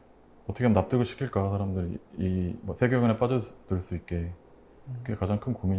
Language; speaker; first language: Korean; native; Korean